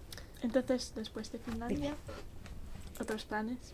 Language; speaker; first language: Spanish; non-native, learner; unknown